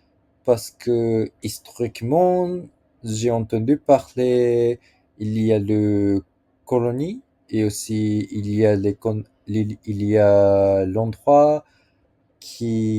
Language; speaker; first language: French; non-native, learner; Japanese